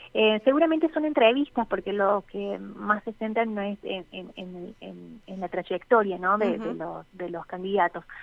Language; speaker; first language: Spanish; native; Spanish